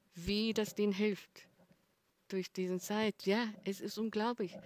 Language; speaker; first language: German; non-native, learner; English